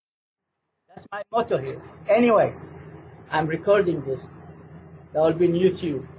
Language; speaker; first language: English; non-native, fluent; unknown